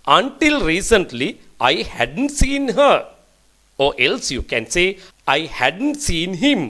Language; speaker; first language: English; non-native, local second language; Sinhala